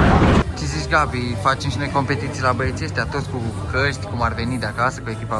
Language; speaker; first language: Romanian; native; Romanian